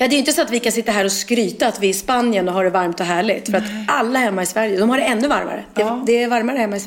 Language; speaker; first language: Swedish; native; Swedish